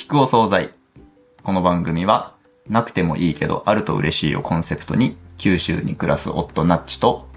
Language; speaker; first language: Japanese; native; Japanese